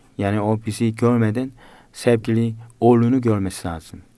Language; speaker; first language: Turkish; non-native, fluent; Korean